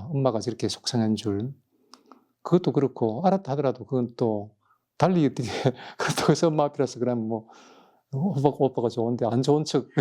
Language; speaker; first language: Korean; native; Korean